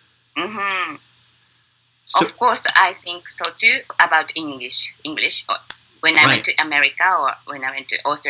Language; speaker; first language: English; non-native, learner; Japanese